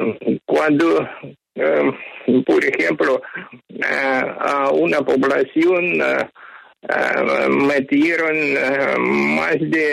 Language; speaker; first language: Spanish; non-native, fluent; Ukrainian